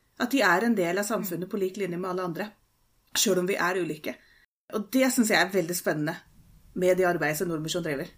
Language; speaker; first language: Norwegian; native; Norwegian